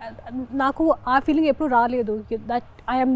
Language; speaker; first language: Telugu; non-native, fluent; Hindi